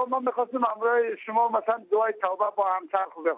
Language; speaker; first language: Persian; native; Persian